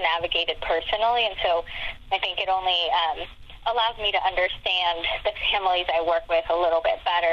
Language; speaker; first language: English; non-native, fluent; Spanish